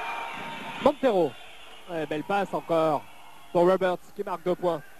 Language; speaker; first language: French; native; French